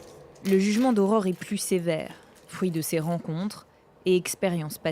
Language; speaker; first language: French; native; French